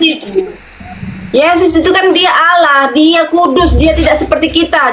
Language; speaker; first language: Indonesian; native; Indonesian